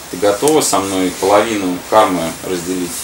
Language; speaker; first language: Russian; native; Russian